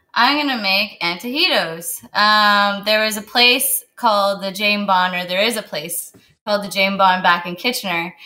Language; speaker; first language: English; native; English